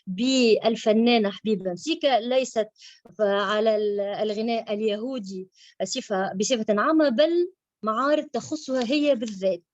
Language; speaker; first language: Arabic; native; Arabic